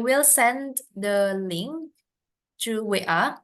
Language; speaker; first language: English; non-native, fluent; Indonesian